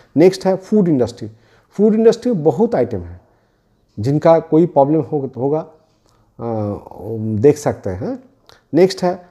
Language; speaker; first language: Hindi; non-native, local second language; Bangla